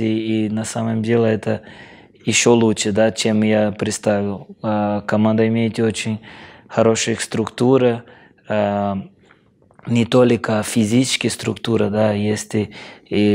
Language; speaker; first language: Russian; non-native, fluent; Portuguese